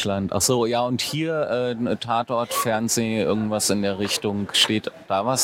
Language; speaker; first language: German; native; German